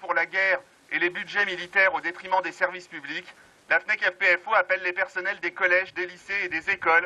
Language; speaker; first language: French; native; French